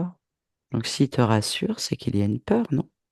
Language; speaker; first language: French; native; French